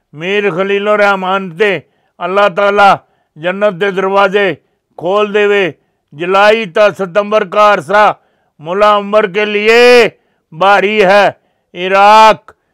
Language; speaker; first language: Urdu; non-native, local second language; Punjabi